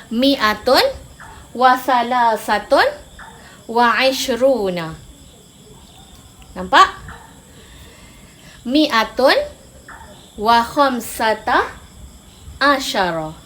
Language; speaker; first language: Arabic; non-native, fluent; Malay